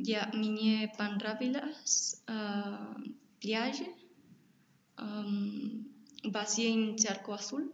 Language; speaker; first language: Russian; non-native, learner; Spanish